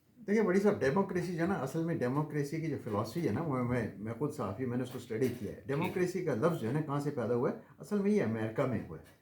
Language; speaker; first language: Urdu; native; Urdu